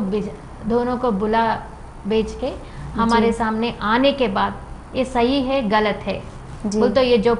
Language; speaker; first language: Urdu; non-native, local second language; Telugu